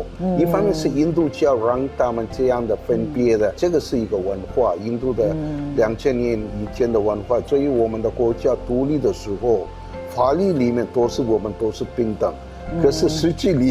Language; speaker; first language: Chinese; non-native, fluent; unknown